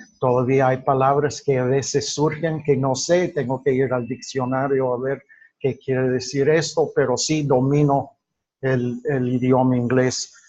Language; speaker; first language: Spanish; non-native, fluent; English